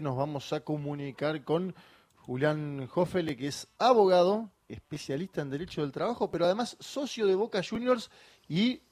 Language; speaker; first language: Spanish; native; Spanish